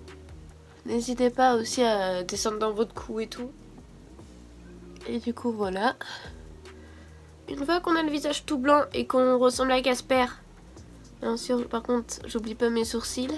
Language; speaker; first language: French; native; French